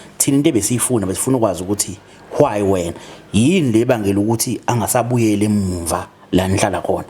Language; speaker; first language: Zulu; native; Zulu